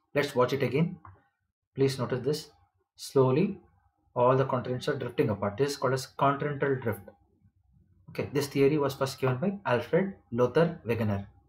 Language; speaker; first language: English; non-native, local second language; Kannada